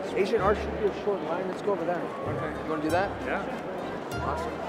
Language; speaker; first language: English; native; English